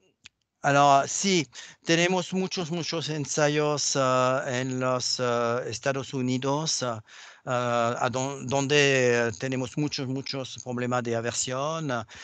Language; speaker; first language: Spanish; non-native, learner; French